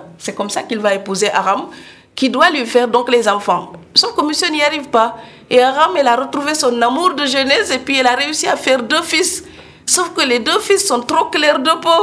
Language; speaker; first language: French; non-native, local second language; Serer